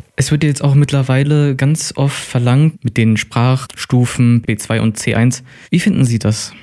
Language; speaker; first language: German; native; German